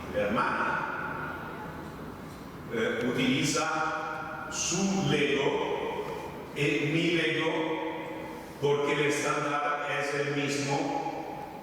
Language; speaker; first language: Spanish; non-native, fluent; Italian